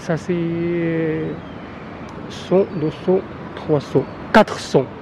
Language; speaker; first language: French; non-native, learner; Arabic